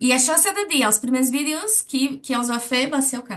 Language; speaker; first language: Catalan; non-native, learner; Portuguese